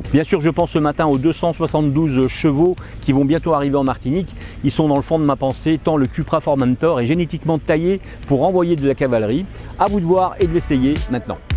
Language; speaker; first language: French; native; French